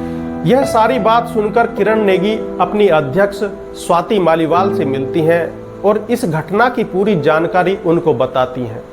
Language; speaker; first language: Hindi; native; Hindi